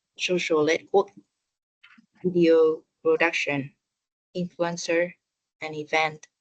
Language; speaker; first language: English; non-native, learner; Vietnamese